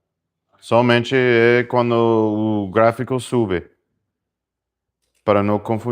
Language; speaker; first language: Portuguese; non-native, learner; Spanish